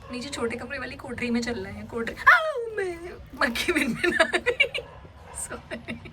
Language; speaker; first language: Hindi; native; Hindi